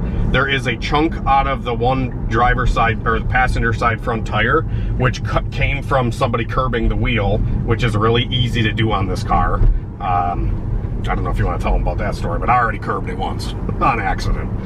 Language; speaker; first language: English; native; English